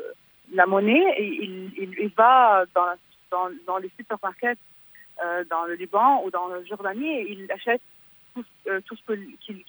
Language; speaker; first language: French; non-native, fluent; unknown